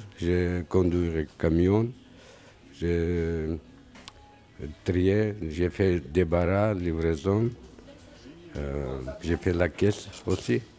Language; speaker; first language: French; non-native, learner; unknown